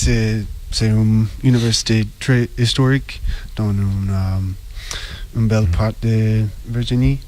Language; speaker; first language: French; non-native, learner; English